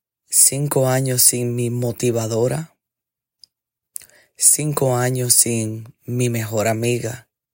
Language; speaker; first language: Spanish; early bilingual, heritage; Spanish